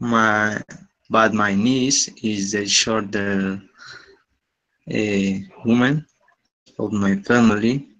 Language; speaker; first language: English; non-native, learner; Spanish